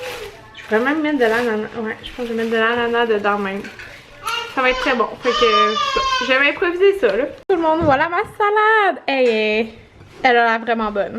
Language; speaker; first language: French; native; French